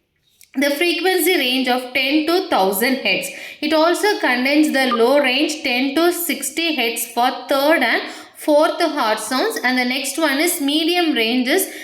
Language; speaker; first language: English; non-native, local second language; Tamil